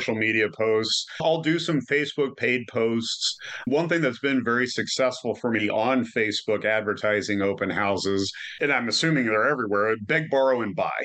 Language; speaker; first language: English; native; English